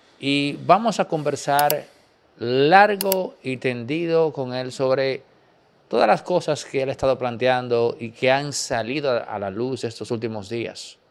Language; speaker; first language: Spanish; native; Spanish